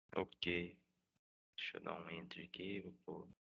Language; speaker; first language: Portuguese; native; Portuguese